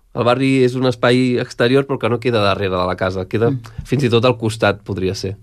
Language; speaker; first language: Catalan; native; Catalan